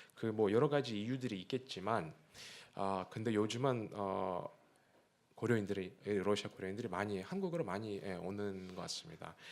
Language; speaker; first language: Korean; non-native, fluent; Russian